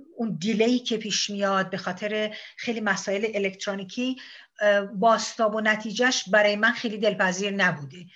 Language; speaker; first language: Persian; native; Persian